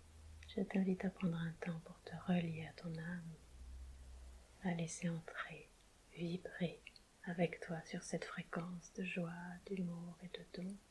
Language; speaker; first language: French; native; French